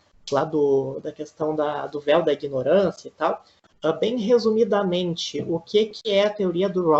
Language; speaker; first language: Portuguese; native; Portuguese